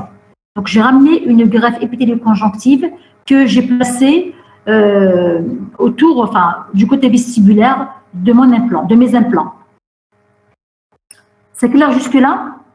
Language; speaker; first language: French; non-native, local second language; Arabic